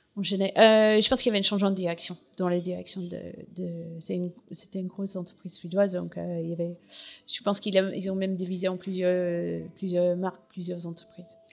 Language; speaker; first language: French; non-native, fluent; English